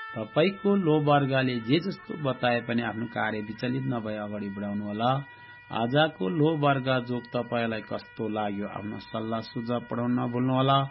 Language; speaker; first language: Nepali; non-native, local second language; Eastern Tamang